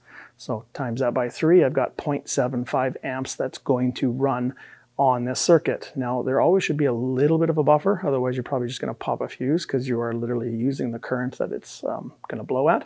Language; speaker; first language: English; native; English